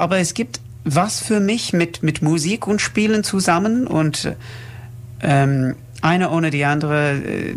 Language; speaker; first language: German; non-native, learner; English